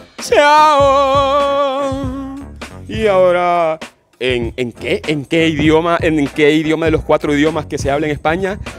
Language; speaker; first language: Spanish; native; Spanish